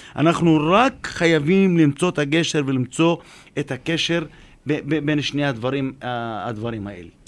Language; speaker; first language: Hebrew; non-native, local second language; Arabic